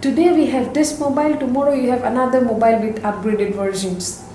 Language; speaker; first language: English; non-native, local second language; Assamese